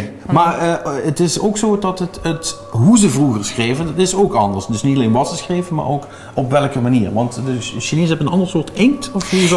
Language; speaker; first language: Dutch; native; Dutch